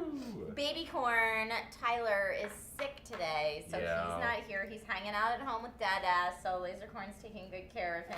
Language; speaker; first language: English; native; English